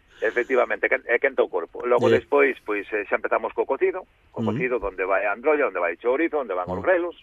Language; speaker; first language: Galician; native; Galician